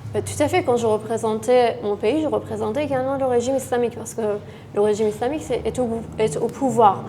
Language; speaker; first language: French; non-native, fluent; Persian